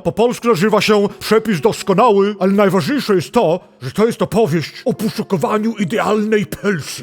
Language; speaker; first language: Polish; non-native, learner; Swedish